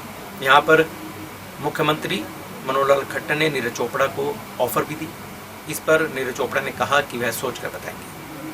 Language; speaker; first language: Hindi; native; Hindi